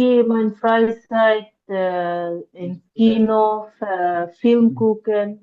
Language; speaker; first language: German; non-native, learner; Bangla